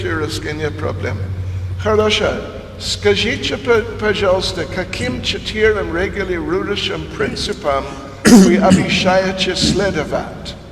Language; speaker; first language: Russian; non-native, learner; English